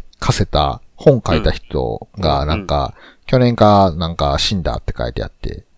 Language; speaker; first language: Japanese; native; Japanese